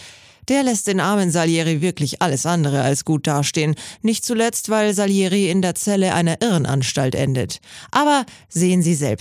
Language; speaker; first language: German; native; German